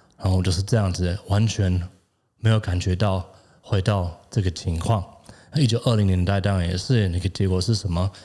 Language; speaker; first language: Chinese; non-native, fluent; German